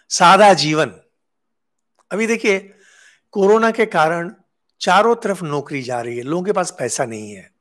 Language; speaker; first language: Hindi; non-native, local second language; Bangla